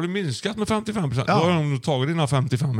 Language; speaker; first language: Swedish; native; Swedish